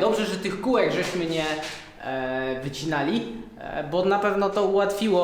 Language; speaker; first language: Polish; native; Polish